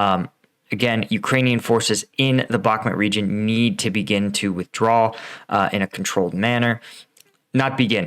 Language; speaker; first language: English; native; English